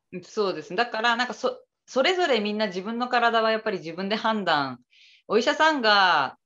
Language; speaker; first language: Japanese; native; Japanese